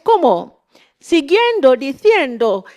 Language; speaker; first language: Spanish; non-native, learner; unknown